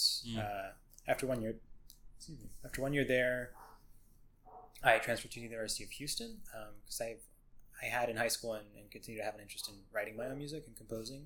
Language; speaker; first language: English; native; English